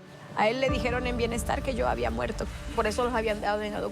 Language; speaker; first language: Spanish; native; Spanish